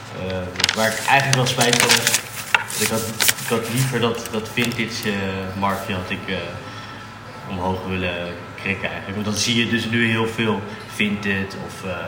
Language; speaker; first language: Dutch; native; Dutch